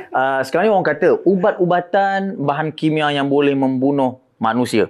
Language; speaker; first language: Malay; native; Malay